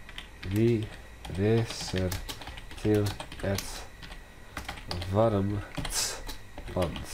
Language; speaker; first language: Swedish; non-native, learner; English